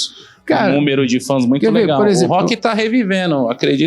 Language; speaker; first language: Portuguese; native; Portuguese